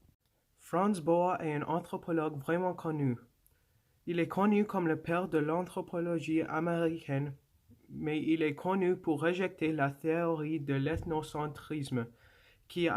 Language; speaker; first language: French; non-native, local second language; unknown